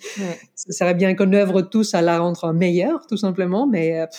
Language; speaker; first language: French; non-native, fluent; Greek